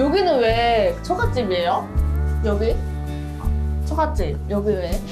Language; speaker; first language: Korean; non-native, learner; Chinese